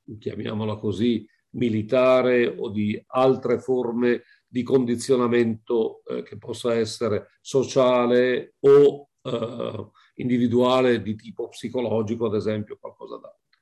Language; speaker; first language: Italian; native; Italian